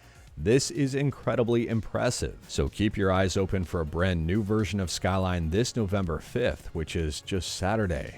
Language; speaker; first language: English; native; English